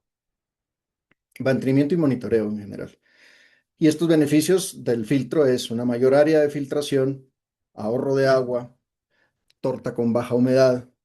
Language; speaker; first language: Spanish; native; Spanish